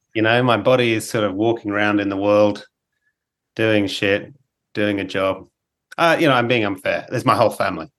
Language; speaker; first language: English; native; English